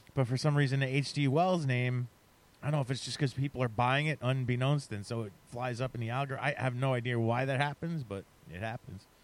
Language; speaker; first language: English; native; English